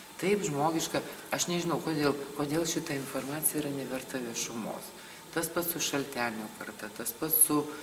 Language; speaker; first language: Lithuanian; native; Lithuanian